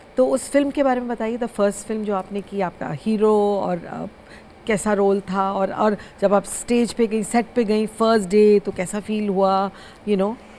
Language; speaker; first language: Hindi; native; Hindi